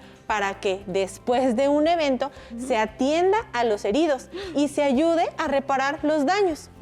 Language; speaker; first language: Spanish; native; Spanish